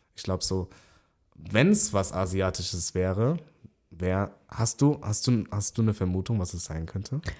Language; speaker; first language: German; early bilingual, other home language; Vietnamese